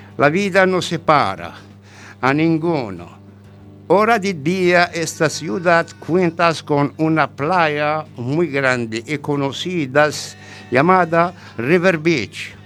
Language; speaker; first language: Spanish; non-native, learner; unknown